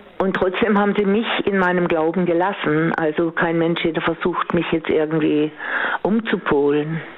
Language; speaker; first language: German; native; German